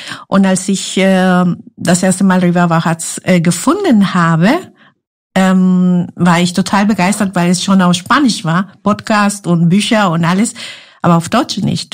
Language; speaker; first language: German; non-native, fluent; Spanish